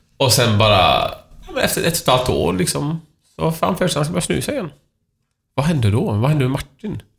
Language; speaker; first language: Swedish; non-native, fluent; Persian